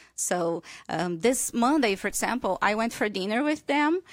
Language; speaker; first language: English; non-native, fluent; Portuguese